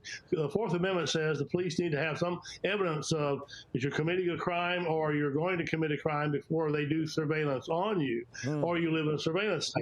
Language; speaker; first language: English; native; English